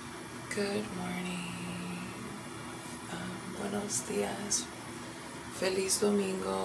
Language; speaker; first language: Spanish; early bilingual, heritage; Spanish